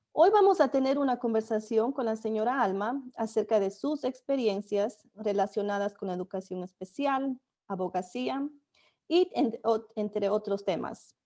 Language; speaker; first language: Spanish; native; Spanish